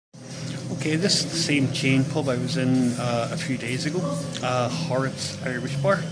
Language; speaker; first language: English; native; English